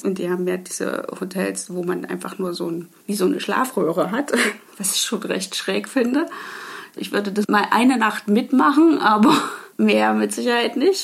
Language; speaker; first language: German; native; German